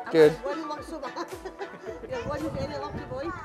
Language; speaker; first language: English; native; English